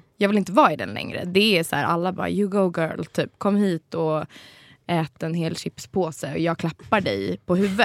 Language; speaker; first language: Swedish; native; Swedish